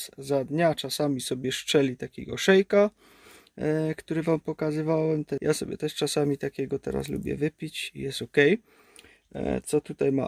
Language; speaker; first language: Polish; native; Polish